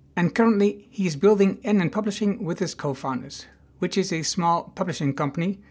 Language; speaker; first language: English; non-native, fluent; Dutch